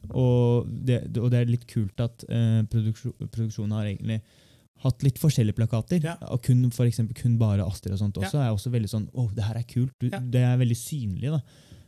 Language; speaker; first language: Norwegian; early bilingual, other home language; Turkish